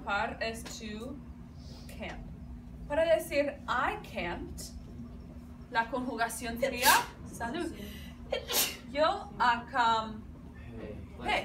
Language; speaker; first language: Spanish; non-native, fluent; English